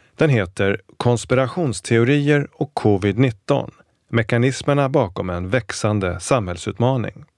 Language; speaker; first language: Swedish; native; Swedish